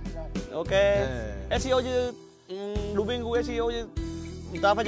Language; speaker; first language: Portuguese; non-native, learner; Vietnamese